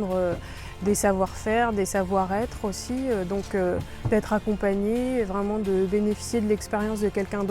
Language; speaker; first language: French; native; French